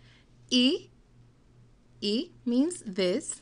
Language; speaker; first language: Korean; non-native, learner; English